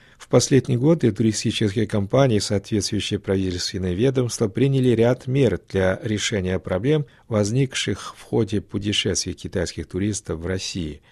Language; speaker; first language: Russian; non-native, fluent; Chinese